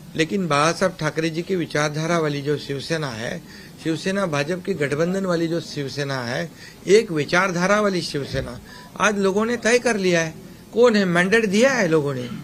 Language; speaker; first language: Hindi; non-native, local second language; Marathi